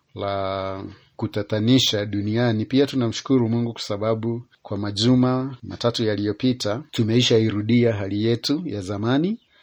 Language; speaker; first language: Swahili; non-native, local second language; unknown